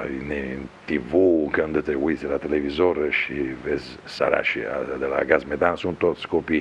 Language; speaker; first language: Romanian; non-native, fluent; Italian